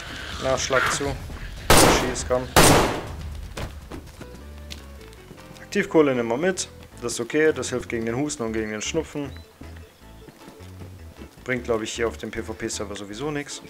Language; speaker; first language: German; native; German